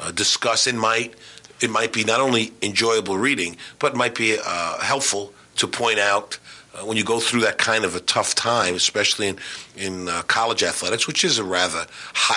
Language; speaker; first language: English; native; English